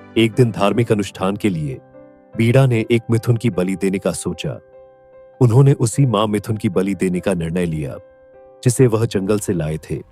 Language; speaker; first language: Hindi; non-native, local second language; Nyishi